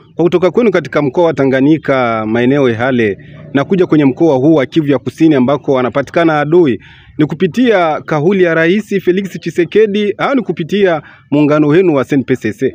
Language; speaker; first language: Swahili; native; Swahili